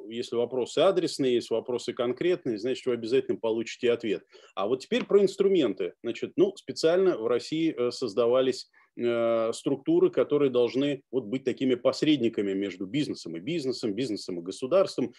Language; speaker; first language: Russian; native; Russian